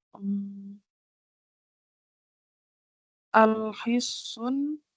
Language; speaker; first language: Arabic; non-native, learner; Indonesian